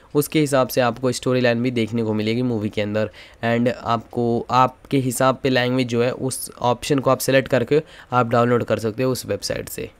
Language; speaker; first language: Hindi; native; Hindi